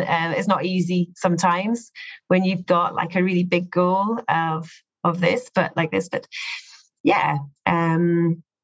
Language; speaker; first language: English; native; English